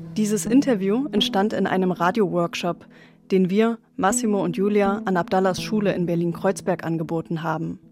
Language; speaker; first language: German; native; German